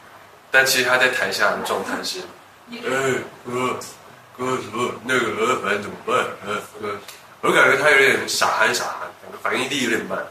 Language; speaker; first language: Chinese; native; Chinese